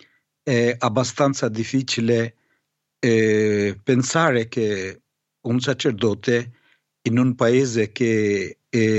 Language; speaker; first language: Italian; non-native, fluent; Albanian